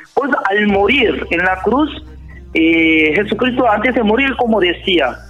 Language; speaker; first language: Spanish; non-native, learner; Korean